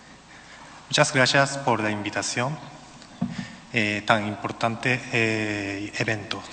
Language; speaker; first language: Spanish; non-native, learner; Japanese